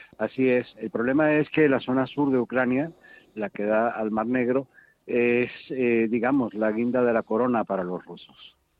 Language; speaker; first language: Spanish; native; Spanish